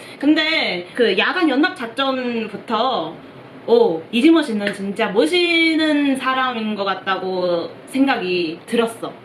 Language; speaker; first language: Korean; non-native, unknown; Chinese